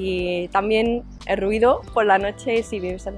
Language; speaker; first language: Spanish; non-native, fluent; English